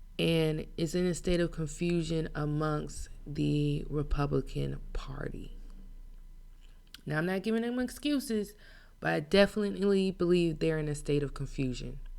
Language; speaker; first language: English; native; English